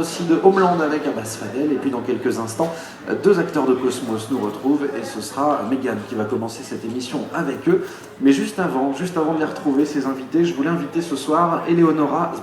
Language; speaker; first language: French; native; French